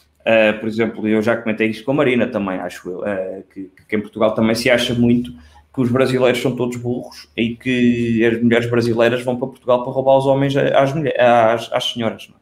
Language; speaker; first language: Portuguese; native; Portuguese